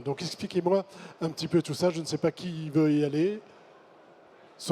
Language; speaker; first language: French; native; French